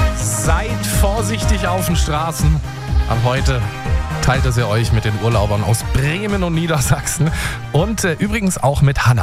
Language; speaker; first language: German; native; German